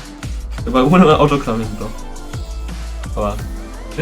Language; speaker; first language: German; native; German